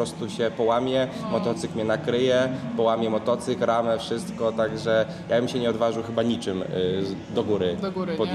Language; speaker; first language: Polish; native; Polish